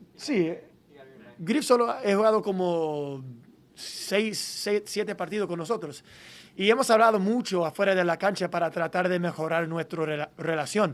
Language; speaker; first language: Spanish; non-native, fluent; English